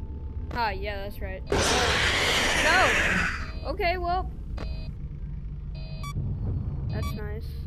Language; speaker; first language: English; native; English